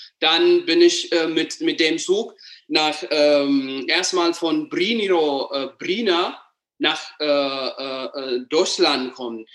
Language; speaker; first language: German; non-native, learner; Amharic